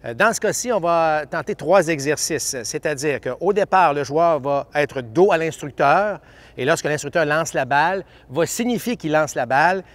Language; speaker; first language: French; native; French